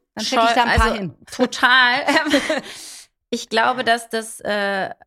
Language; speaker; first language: German; native; German